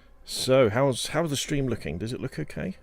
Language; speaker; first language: English; native; English